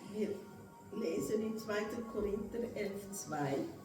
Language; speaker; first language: German; non-native, fluent; Portuguese